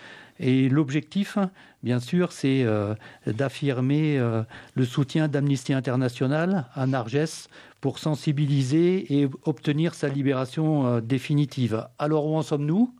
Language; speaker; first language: French; native; French